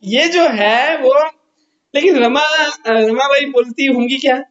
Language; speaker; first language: Hindi; non-native, local second language; Marathi